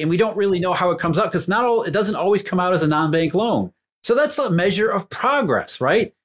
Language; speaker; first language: English; native; English